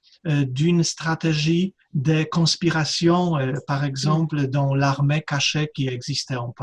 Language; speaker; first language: French; non-native, fluent; Polish